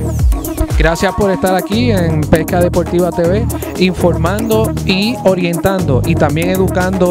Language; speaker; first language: Spanish; native; Spanish